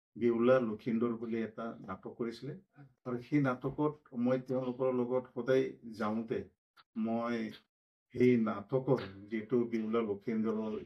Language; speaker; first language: Assamese; non-native, local second language; Bodo